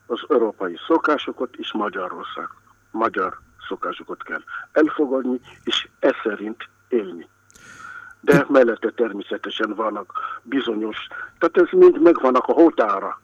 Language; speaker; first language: Hungarian; non-native, fluent; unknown